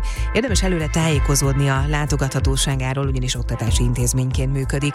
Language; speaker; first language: Hungarian; native; Hungarian